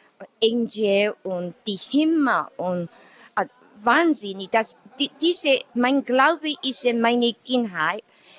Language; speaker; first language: German; non-native, learner; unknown